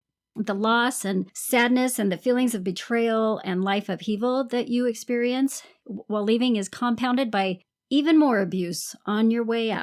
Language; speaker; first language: English; native; English